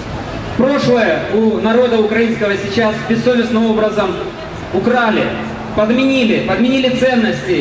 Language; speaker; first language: Russian; native; Russian